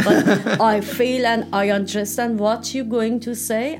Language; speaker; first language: English; non-native, fluent; Persian